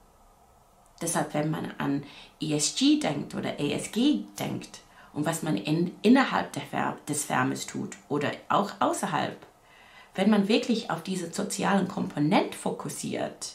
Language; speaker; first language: German; non-native, fluent; English